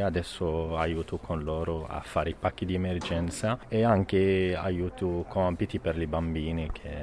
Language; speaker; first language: Italian; non-native, learner; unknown